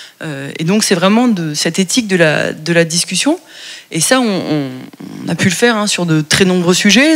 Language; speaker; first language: French; native; French